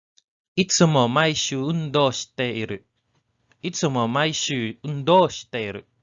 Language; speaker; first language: Japanese; non-native, learner; English